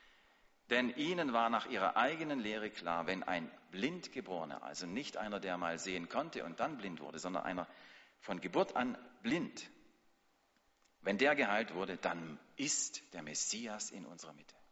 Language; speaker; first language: German; native; German